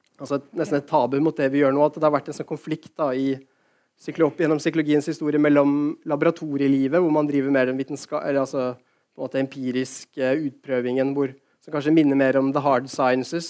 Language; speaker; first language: Norwegian; native; Norwegian